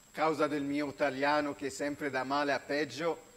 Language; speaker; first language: Italian; non-native, learner; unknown